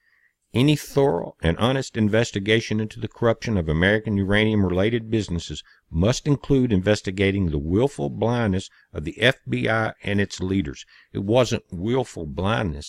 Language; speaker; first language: English; native; English